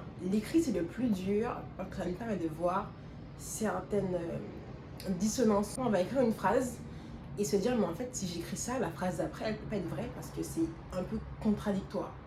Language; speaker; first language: French; native; French